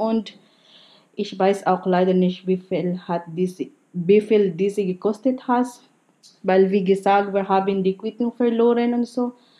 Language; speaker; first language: German; non-native, learner; Filipino